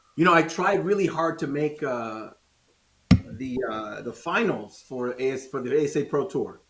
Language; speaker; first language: English; non-native, fluent; Spanish